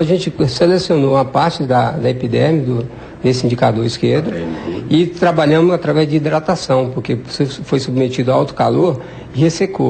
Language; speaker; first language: Portuguese; native; Portuguese